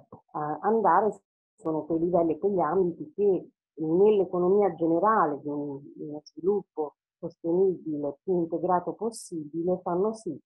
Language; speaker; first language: Italian; native; Italian